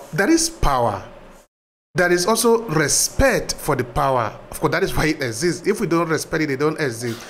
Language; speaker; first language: English; non-native, local second language; Bini